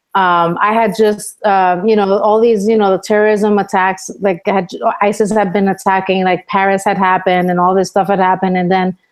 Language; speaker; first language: English; early bilingual, other home language; Spanish